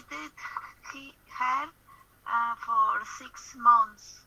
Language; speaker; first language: English; non-native, learner; Spanish